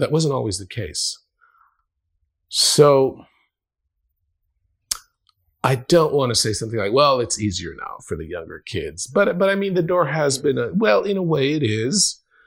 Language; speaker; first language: English; non-native, fluent; Spanish